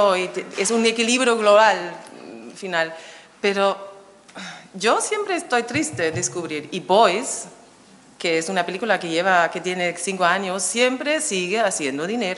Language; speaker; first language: Spanish; non-native, fluent; German